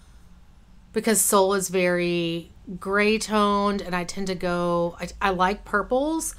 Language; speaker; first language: English; native; English